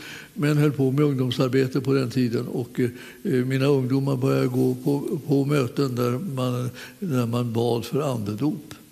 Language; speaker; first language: Swedish; native; Swedish